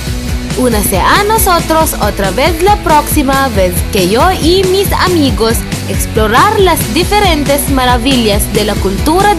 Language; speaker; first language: Spanish; non-native, learner; Filipino